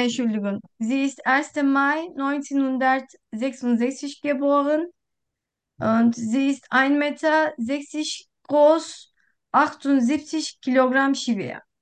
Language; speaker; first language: German; non-native, learner; Turkish